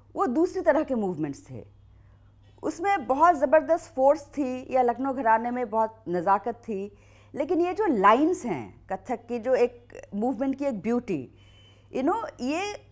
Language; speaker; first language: Hindi; native; Hindi